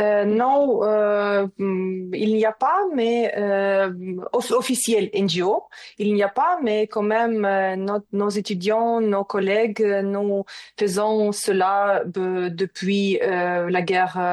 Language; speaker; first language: French; non-native, learner; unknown